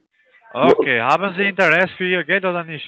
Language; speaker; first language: German; early bilingual, other home language; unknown